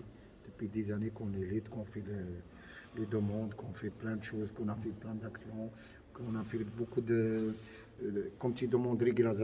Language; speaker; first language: French; non-native, fluent; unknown